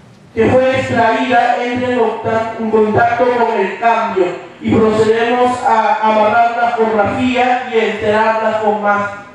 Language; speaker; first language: Spanish; native; Spanish